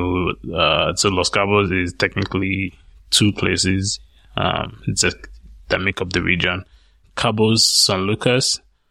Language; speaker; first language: English; non-native, local second language; Yoruba